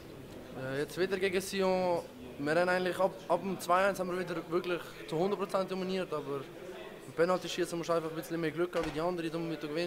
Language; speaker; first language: German; native; German